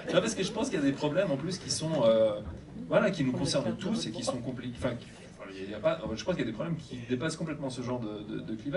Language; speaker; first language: French; native; French